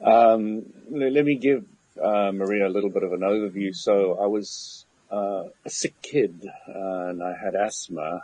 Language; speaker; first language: English; native; English